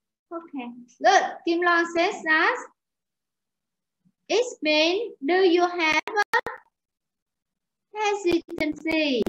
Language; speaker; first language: English; non-native, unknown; Vietnamese